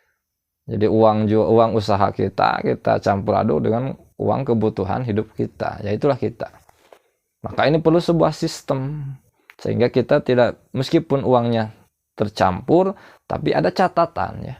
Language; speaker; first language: Indonesian; non-native, local second language; Sundanese